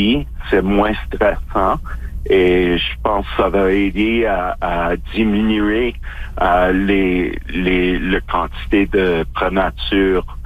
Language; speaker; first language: French; non-native, local second language; English